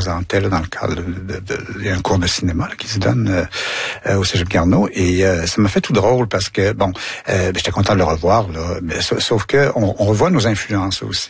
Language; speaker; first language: French; native; French